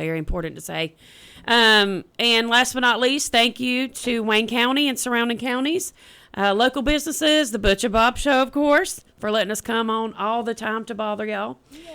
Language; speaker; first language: English; native; English